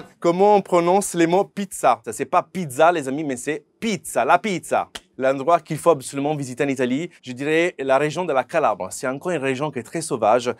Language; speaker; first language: French; non-native, fluent; Italian